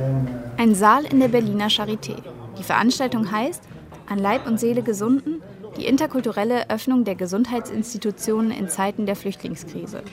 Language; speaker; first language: German; native; German